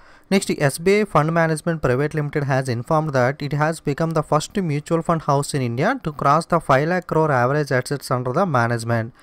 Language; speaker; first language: English; non-native, local second language; Telugu